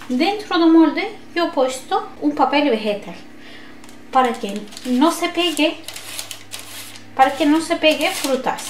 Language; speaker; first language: Spanish; non-native, learner; Turkish